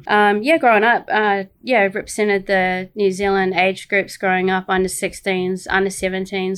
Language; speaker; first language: English; native; English